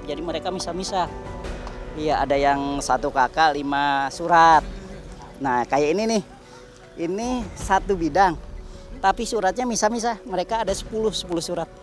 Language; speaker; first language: Indonesian; native; Indonesian